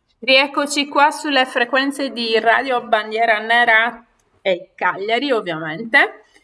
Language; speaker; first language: Italian; native; Italian